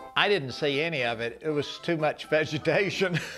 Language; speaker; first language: English; native; English